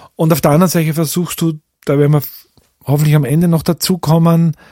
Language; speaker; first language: German; native; German